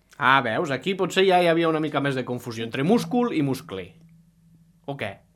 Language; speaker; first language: Catalan; native; Catalan